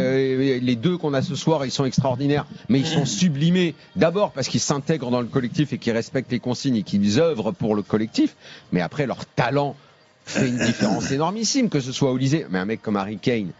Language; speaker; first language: French; native; French